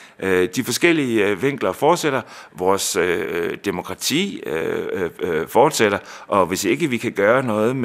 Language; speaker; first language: Danish; native; Danish